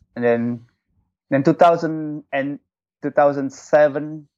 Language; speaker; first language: English; non-native, fluent; Indonesian